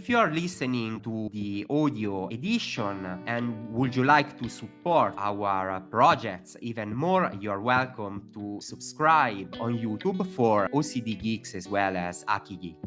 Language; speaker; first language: English; non-native, fluent; Italian